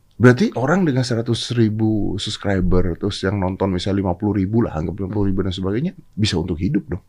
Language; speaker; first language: Indonesian; native; Indonesian